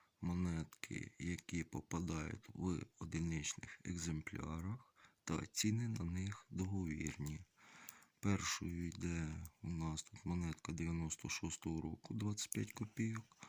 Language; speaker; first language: Ukrainian; native; Ukrainian